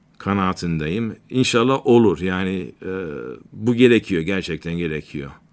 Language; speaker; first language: Turkish; native; Turkish